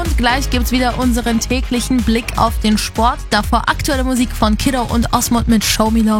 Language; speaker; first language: German; native; German